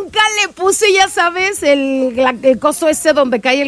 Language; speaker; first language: Spanish; native; Spanish